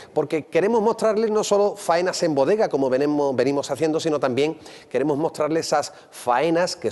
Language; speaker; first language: Spanish; native; Spanish